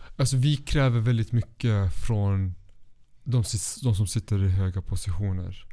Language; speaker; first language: Swedish; early bilingual, other home language; Kurdish